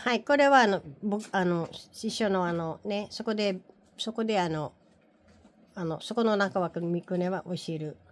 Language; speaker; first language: Japanese; non-native, learner; Filipino